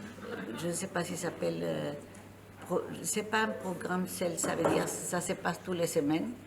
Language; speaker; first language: French; non-native, fluent; Spanish